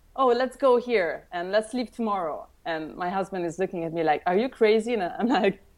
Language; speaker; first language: English; early bilingual, other home language; Italian